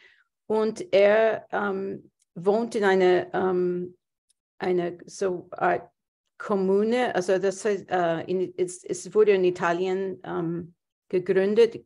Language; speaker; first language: German; non-native, fluent; English